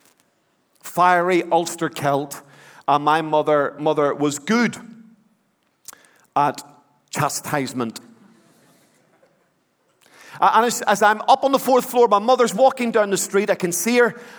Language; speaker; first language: English; native; English